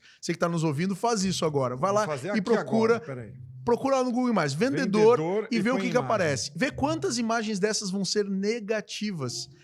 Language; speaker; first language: Portuguese; native; Portuguese